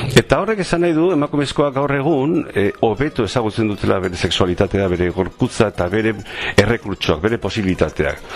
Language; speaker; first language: Basque; non-native, local second language; Spanish